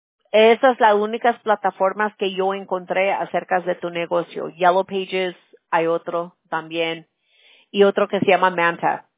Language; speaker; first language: Spanish; early bilingual, other home language; English